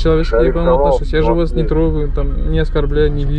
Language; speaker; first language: Russian; native; Russian